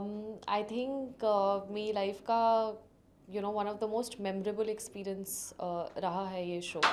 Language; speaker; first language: Hindi; native; Hindi